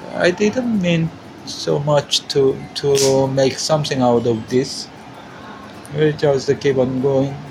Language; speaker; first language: English; non-native, learner; Korean